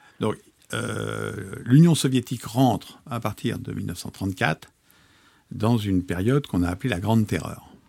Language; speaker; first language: French; native; French